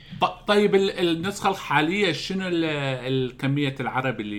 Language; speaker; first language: Arabic; native; Arabic